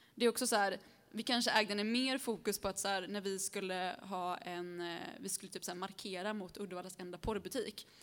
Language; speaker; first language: Swedish; early bilingual, other home language; Spanish